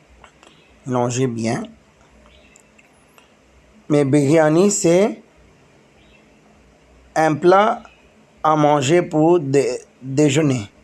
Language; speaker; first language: French; non-native, learner; Tamil